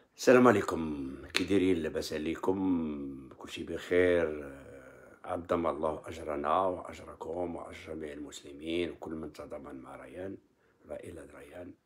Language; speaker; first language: Arabic; native; Arabic